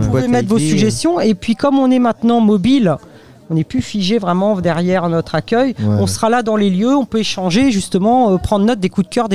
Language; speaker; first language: French; native; French